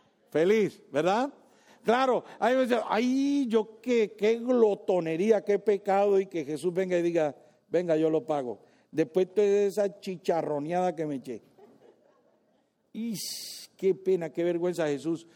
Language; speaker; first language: Spanish; native; Spanish